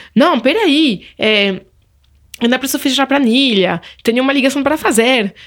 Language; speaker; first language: Portuguese; non-native, fluent; French